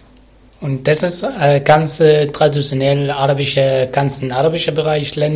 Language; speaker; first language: German; non-native, learner; Arabic